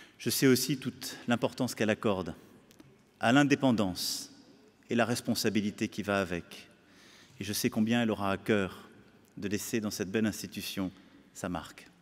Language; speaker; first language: French; native; French